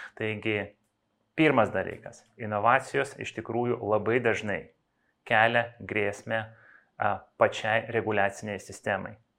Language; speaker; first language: Lithuanian; non-native, local second language; Russian